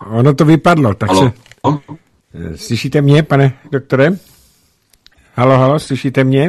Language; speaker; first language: Czech; native; Czech